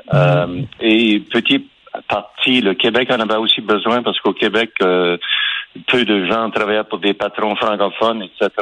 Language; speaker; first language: French; native; French